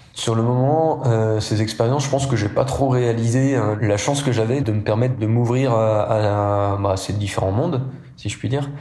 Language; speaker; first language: French; native; French